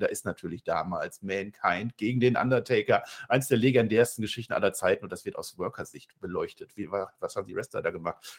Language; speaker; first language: German; native; German